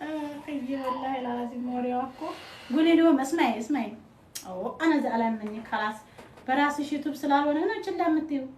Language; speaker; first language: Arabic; non-native, fluent; Amharic